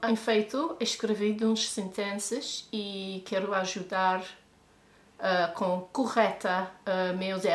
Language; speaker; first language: Portuguese; non-native, learner; English